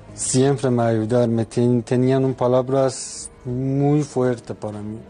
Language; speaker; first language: Spanish; non-native, learner; Persian